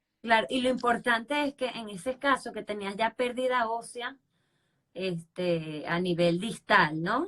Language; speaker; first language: Spanish; native; Spanish